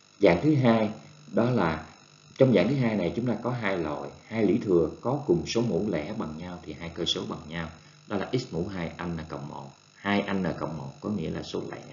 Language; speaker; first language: Vietnamese; native; Vietnamese